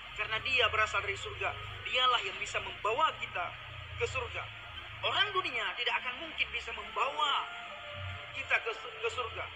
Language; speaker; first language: Indonesian; non-native, local second language; Achinese